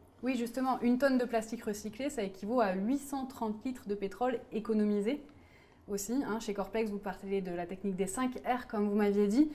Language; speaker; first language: French; native; French